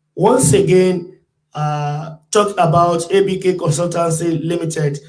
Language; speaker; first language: English; non-native, local second language; Yoruba